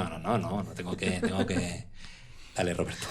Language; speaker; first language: Spanish; native; Spanish